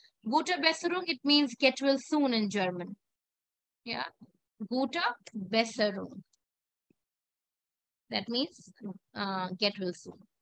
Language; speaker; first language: English; non-native, local second language; Hindi